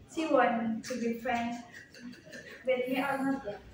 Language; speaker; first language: English; non-native, learner; Indonesian